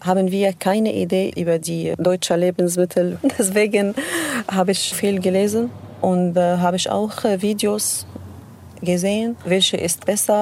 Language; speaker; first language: German; non-native, learner; Arabic